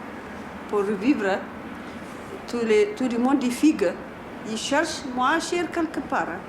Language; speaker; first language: French; non-native, learner; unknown